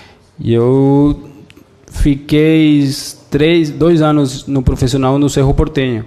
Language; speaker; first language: Portuguese; non-native, fluent; Spanish